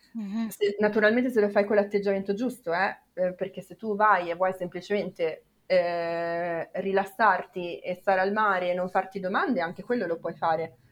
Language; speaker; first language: Italian; native; Italian